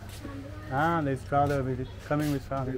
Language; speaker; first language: English; non-native, fluent; French